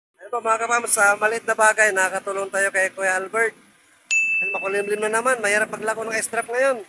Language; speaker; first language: Filipino; native; Filipino